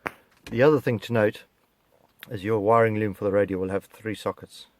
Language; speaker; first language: English; native; English